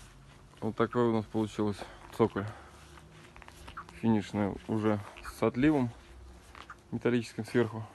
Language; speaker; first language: Russian; native; Russian